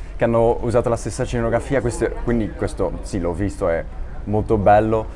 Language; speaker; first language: Italian; non-native, fluent; Dutch